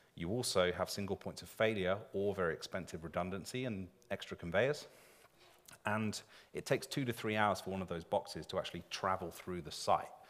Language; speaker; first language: English; native; English